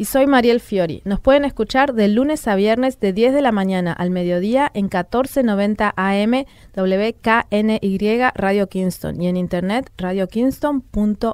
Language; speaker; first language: Spanish; native; Spanish